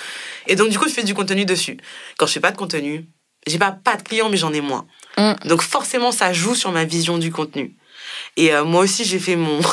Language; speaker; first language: French; native; French